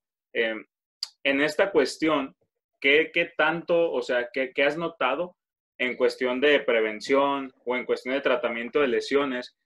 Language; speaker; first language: Spanish; native; Spanish